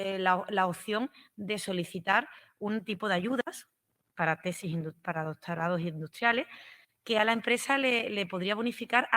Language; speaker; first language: Spanish; native; Spanish